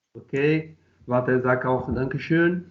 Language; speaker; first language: German; non-native, learner; Portuguese